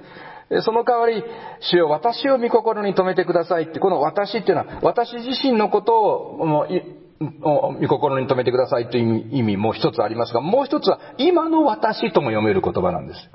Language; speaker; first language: Japanese; native; Japanese